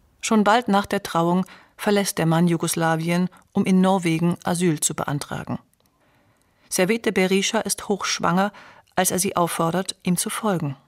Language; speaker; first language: German; native; German